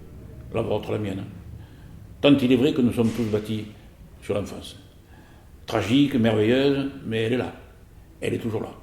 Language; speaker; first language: French; native; French